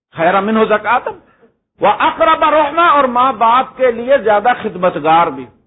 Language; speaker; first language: Urdu; non-native, local second language; Punjabi